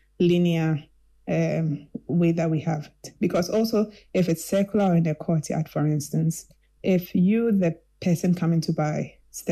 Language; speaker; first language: English; non-native, local second language; Akan